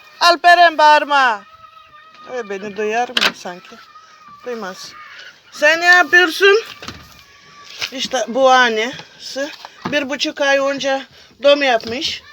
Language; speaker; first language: Turkish; non-native, learner; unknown